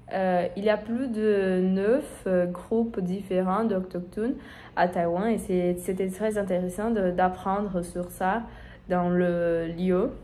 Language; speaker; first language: French; non-native, learner; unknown